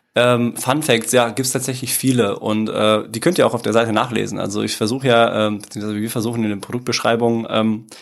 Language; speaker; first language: German; early bilingual, other home language; Italian